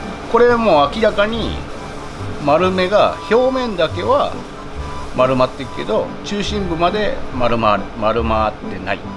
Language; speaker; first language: Japanese; native; Japanese